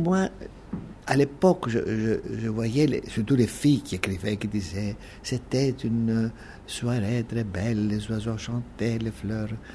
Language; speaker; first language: French; non-native, fluent; Greek